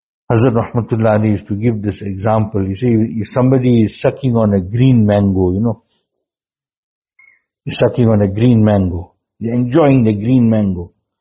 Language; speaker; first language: English; native; English